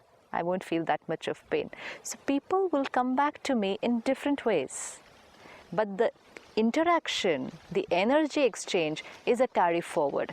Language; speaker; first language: English; non-native, local second language; Hindi